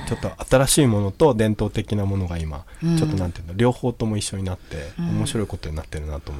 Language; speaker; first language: Japanese; native; Japanese